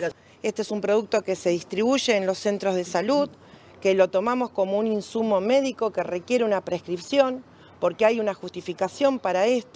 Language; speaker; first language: Spanish; native; Spanish